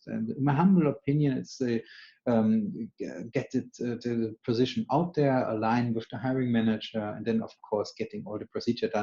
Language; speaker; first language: English; non-native, fluent; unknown